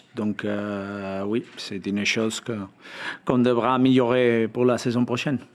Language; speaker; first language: French; non-native, fluent; Spanish